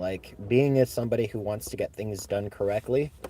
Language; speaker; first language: English; native; English